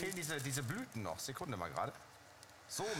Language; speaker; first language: German; native; German